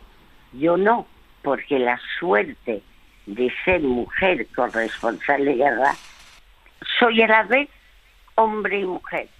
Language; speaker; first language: Spanish; early bilingual, other home language; French